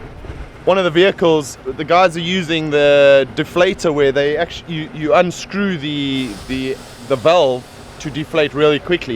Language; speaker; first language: English; native; English